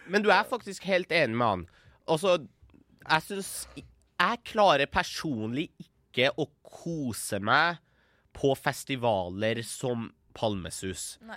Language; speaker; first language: Norwegian; early bilingual, other home language; Persian